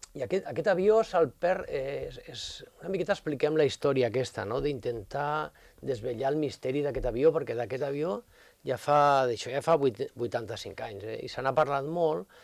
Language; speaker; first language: Catalan; native; Catalan